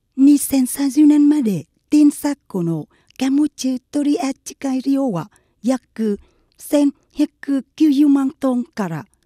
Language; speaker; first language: Japanese; non-native, fluent; Vietnamese